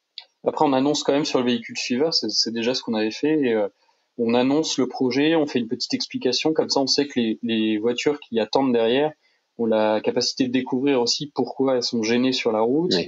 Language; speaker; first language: French; native; French